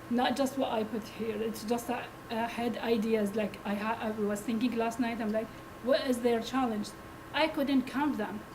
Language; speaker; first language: English; non-native, learner; Arabic